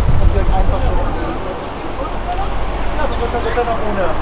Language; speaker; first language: German; native; German